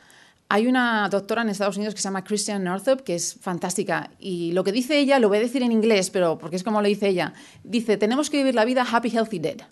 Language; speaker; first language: Spanish; native; Spanish